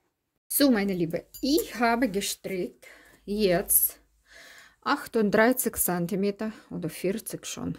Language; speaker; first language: German; non-native, learner; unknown